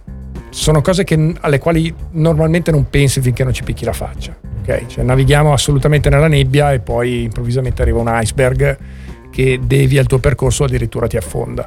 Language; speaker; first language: Italian; native; Italian